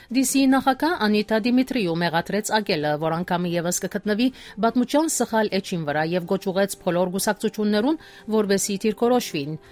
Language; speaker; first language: Armenian; early bilingual, heritage; Armenian